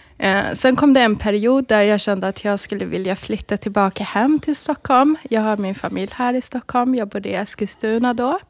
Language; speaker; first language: Swedish; early bilingual, other home language; Arabic